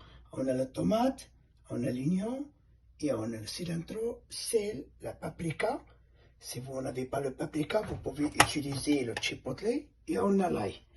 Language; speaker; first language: French; non-native, fluent; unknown